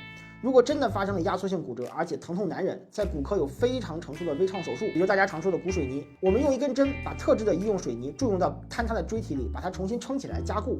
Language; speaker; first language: Chinese; native; Chinese